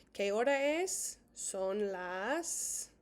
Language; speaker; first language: Spanish; non-native, fluent; English